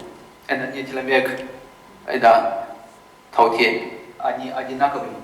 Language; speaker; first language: Russian; non-native, learner; Chinese